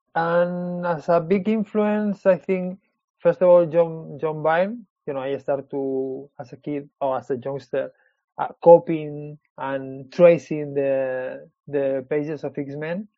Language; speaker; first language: English; non-native, fluent; Spanish